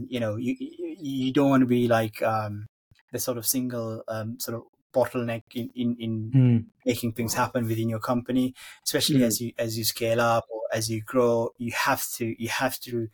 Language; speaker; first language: English; non-native, local second language; Sinhala